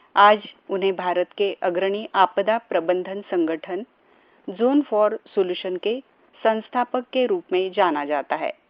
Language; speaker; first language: Hindi; non-native, local second language; Marathi